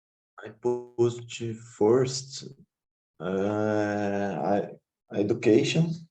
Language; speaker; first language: English; non-native, learner; Portuguese